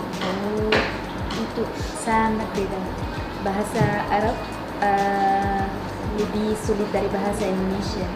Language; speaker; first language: Indonesian; non-native, learner; Arabic